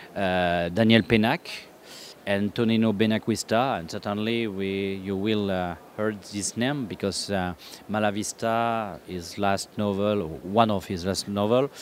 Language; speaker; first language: English; non-native, learner; French